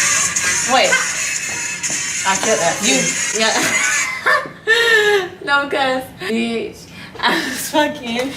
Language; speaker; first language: English; native; English